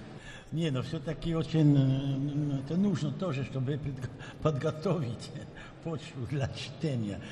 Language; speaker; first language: Russian; non-native, fluent; French